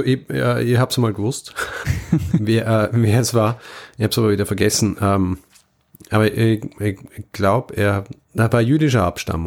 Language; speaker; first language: German; native; German